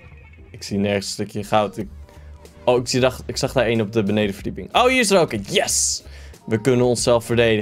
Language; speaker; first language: Dutch; native; Dutch